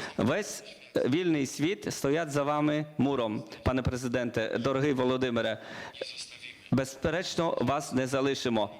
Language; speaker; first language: Ukrainian; non-native, learner; Polish